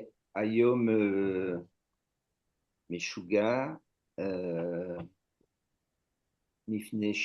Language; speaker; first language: Hebrew; non-native, learner; French